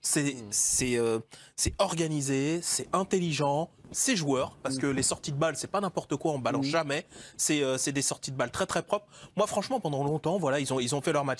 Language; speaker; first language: French; native; French